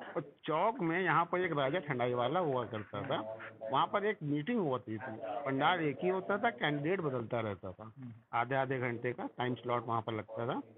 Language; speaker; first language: Hindi; native; Hindi